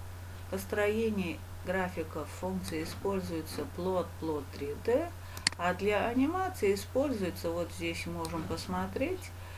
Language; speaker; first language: Russian; non-native, local second language; Uzbek